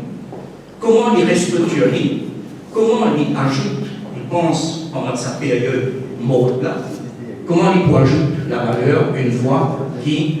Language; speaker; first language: French; non-native, local second language; Morisyen